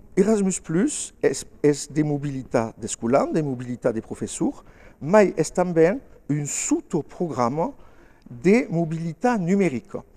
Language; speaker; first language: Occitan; non-native, local second language; French